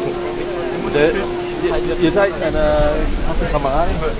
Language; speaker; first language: German; non-native, learner; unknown